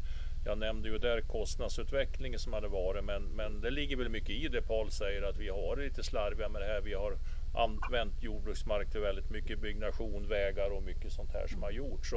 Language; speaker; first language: Swedish; native; Swedish